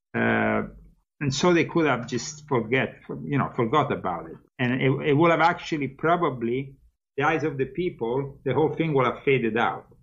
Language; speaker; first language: English; non-native, fluent; Italian